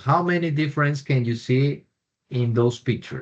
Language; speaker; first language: English; non-native, fluent; Spanish